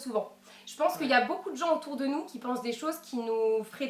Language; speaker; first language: French; native; French